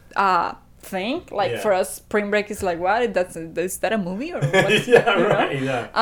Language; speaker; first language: English; non-native, fluent; Spanish